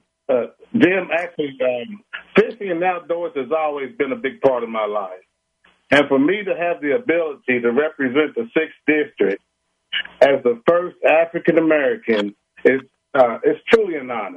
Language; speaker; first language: English; native; English